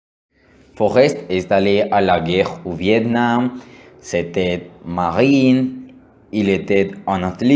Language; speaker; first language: French; non-native, learner; Spanish